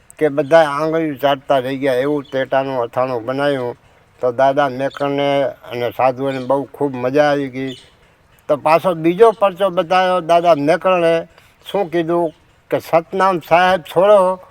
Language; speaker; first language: Gujarati; native; Gujarati